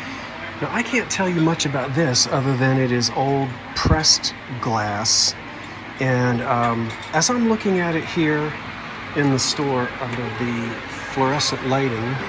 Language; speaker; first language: English; native; English